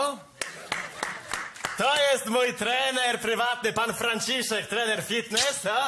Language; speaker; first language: Polish; native; Polish